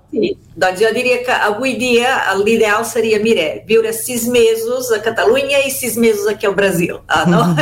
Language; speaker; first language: Catalan; early bilingual, heritage; Catalan